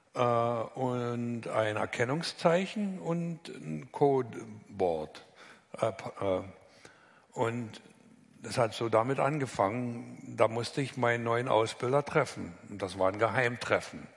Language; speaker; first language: German; native; German